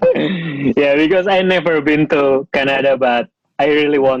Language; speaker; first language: English; non-native, fluent; Indonesian